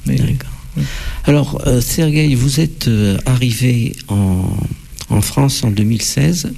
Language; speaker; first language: French; native; French